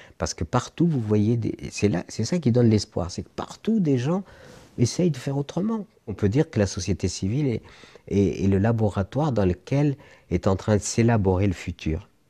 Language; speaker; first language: French; non-native, local second language; Arabic